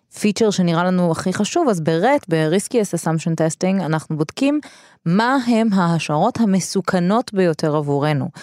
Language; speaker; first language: Hebrew; early bilingual, other home language; Russian